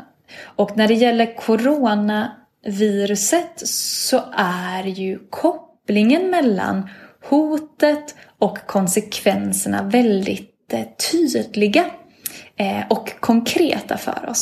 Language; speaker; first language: Swedish; native; Swedish